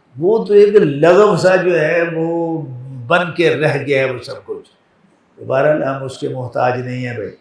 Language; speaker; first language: Urdu; non-native, local second language; Punjabi